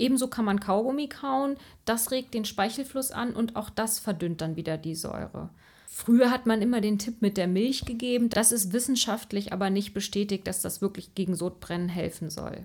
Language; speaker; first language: German; native; German